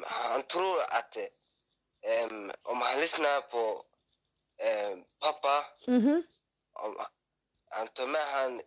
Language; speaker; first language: Swedish; early bilingual, other home language; Somali